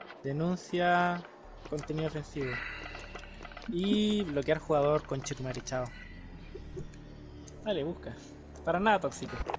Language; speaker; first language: Spanish; native; Spanish